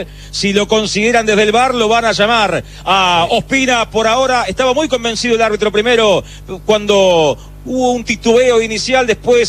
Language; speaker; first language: Spanish; native; Spanish